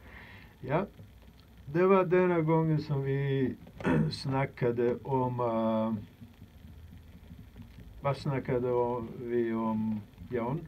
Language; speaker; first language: Swedish; non-native, fluent; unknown